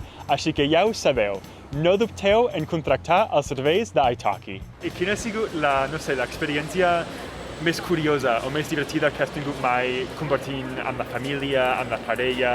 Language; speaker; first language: Catalan; native; Catalan